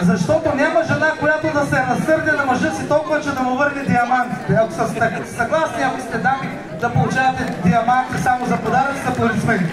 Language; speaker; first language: Bulgarian; native; Bulgarian